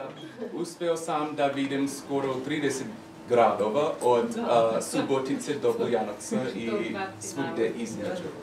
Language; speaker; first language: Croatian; non-native, learner; English